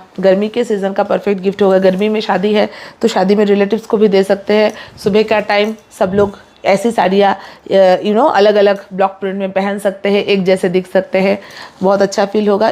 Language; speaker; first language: Hindi; non-native, local second language; Bangla